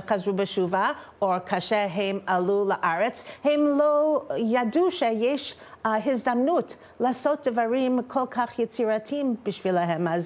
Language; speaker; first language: Hebrew; non-native, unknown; English